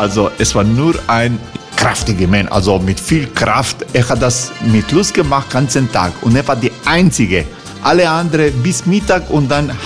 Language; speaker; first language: German; non-native, fluent; Croatian